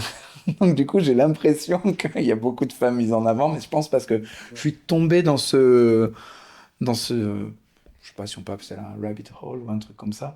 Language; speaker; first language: French; native; French